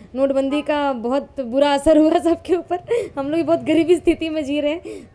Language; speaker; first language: Hindi; native; Hindi